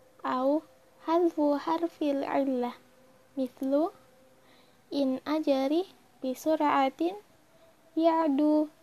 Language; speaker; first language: Arabic; non-native, fluent; Malay